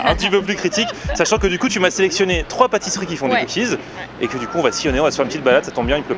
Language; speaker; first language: French; native; French